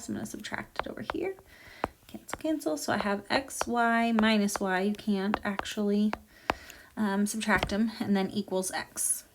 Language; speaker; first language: English; native; English